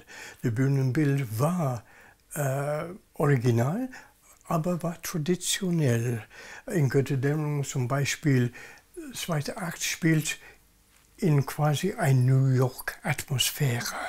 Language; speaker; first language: German; non-native, learner; English